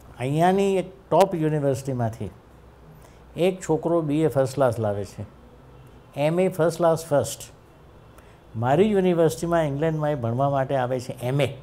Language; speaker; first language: Gujarati; native; Gujarati